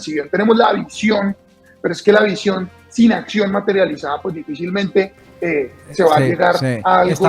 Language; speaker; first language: Spanish; native; Spanish